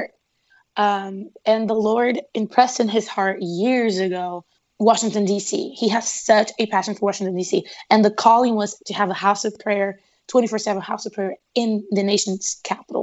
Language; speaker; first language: English; non-native, fluent; Portuguese